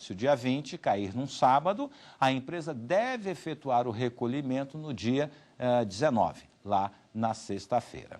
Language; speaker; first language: Portuguese; native; Portuguese